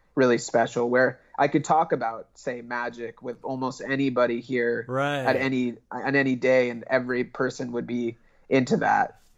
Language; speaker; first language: English; native; English